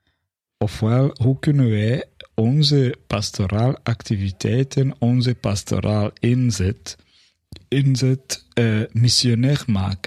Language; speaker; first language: Dutch; non-native, fluent; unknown